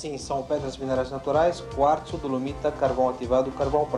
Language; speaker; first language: Portuguese; native; Portuguese